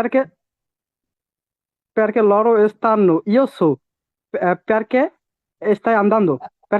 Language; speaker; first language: Italian; non-native, learner; Bangla